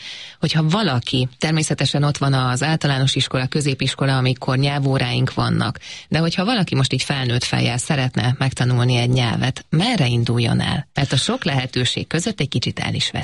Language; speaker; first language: Hungarian; native; Hungarian